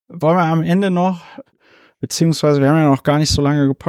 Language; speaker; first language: German; native; German